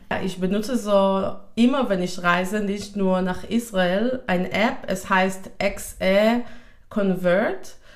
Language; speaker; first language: German; non-native, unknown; Hebrew